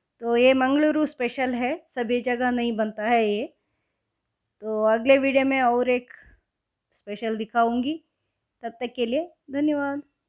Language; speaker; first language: Hindi; non-native, local second language; Kannada